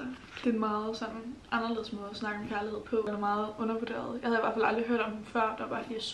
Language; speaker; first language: Danish; native; Danish